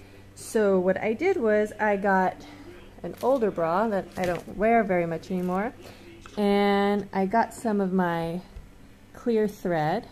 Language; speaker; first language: English; native; English